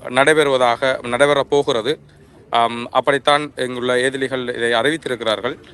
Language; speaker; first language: Tamil; native; Tamil